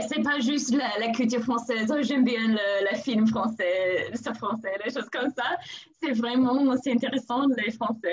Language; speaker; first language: French; non-native, learner; English